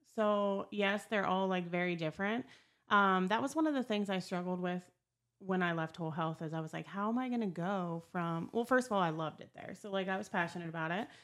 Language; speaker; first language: English; native; English